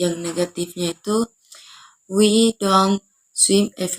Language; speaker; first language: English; non-native, learner; Indonesian